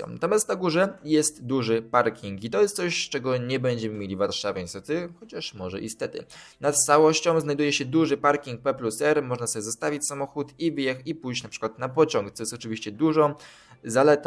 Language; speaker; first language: Polish; native; Polish